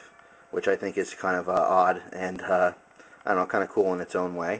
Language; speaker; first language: English; native; English